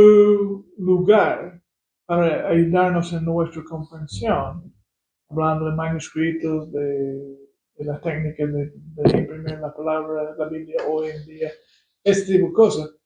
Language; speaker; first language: Spanish; non-native, fluent; English